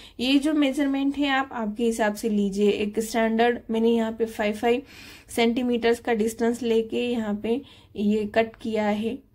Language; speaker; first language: Hindi; non-native, local second language; Marathi